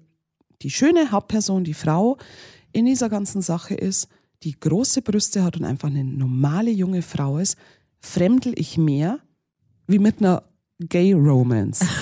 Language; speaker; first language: German; native; German